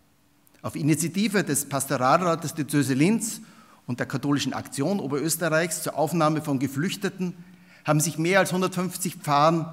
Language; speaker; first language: German; native; German